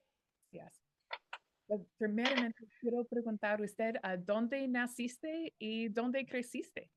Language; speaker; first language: Spanish; non-native, fluent; English